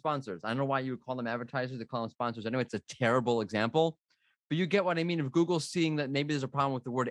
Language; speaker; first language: English; native; English